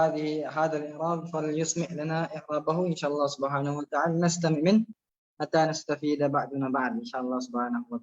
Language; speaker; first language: Arabic; non-native, fluent; Filipino